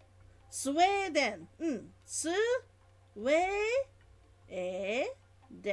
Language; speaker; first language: Japanese; non-native, learner; English